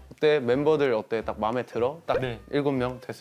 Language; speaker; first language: Korean; native; Korean